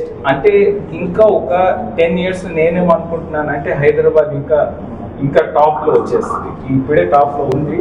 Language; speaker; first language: Telugu; native; Telugu